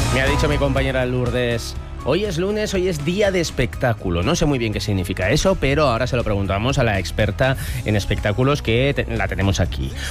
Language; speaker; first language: Spanish; native; Spanish